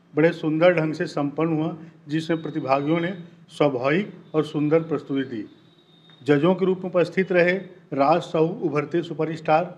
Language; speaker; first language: Hindi; native; Hindi